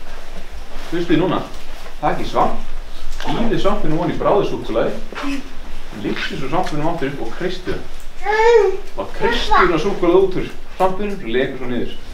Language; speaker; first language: Icelandic; native; Icelandic